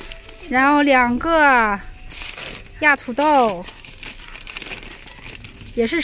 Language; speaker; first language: Chinese; native; Chinese